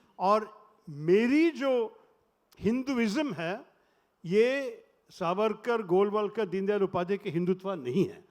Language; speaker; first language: Hindi; non-native, local second language; Malayalam